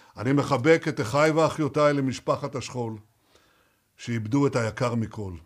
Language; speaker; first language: Hebrew; native; Hebrew